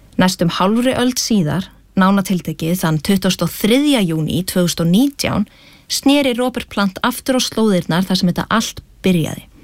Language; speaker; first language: Icelandic; native; Icelandic